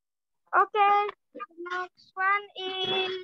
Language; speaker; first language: English; non-native, learner; Indonesian